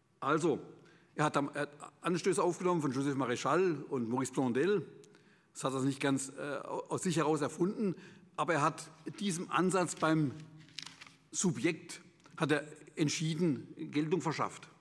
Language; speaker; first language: German; native; German